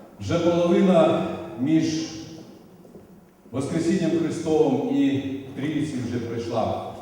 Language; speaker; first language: Ukrainian; native; Ukrainian